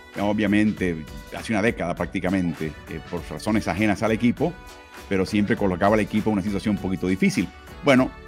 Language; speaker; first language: Spanish; native; Spanish